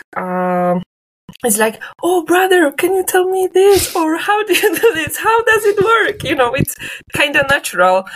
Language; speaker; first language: English; non-native, fluent; Polish